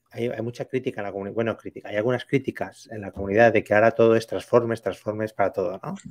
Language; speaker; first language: Spanish; native; Spanish